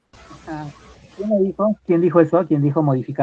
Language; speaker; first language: Spanish; native; Spanish